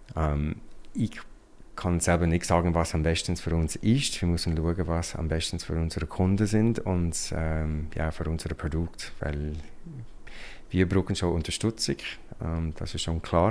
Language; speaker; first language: German; non-native, learner; English